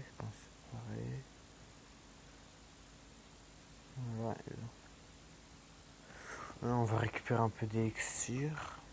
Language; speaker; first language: French; native; French